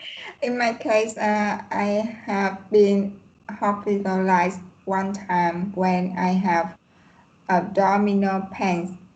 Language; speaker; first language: English; non-native, learner; Vietnamese